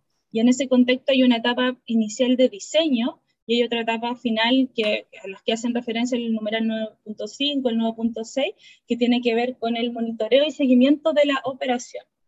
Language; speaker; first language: Spanish; native; Spanish